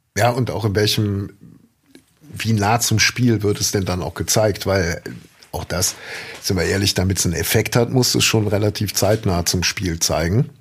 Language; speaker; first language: German; native; German